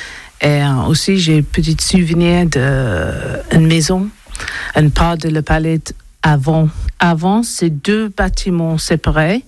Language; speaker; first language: French; non-native, learner; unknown